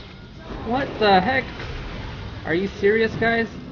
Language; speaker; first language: English; native; English